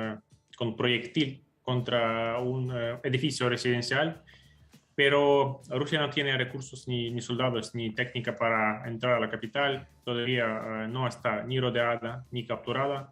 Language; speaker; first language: Spanish; non-native, fluent; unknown